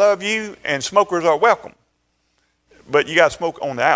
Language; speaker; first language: English; native; English